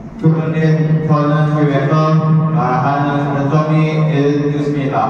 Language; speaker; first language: Korean; non-native, learner; Indonesian